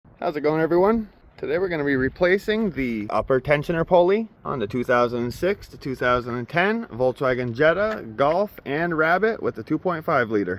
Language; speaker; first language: English; native; English